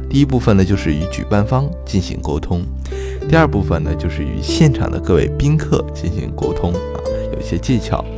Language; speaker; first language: Chinese; native; Chinese